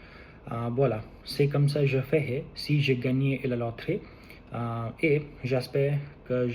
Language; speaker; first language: French; non-native, learner; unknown